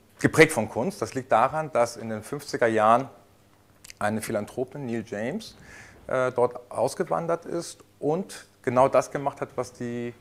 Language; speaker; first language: German; early bilingual, heritage; Spanish